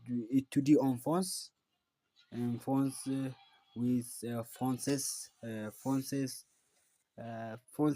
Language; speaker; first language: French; non-native, learner; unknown